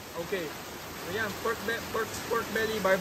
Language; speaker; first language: Korean; non-native, fluent; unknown